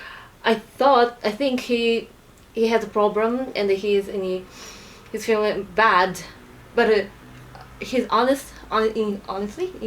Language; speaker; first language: English; non-native, learner; Japanese